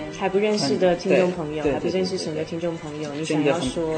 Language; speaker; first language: Chinese; native; Chinese